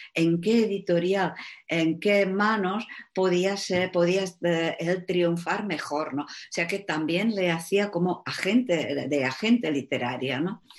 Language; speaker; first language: Spanish; non-native, fluent; Czech